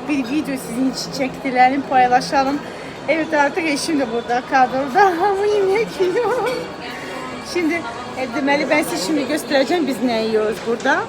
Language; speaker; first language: Turkish; non-native, learner; Azerbaijani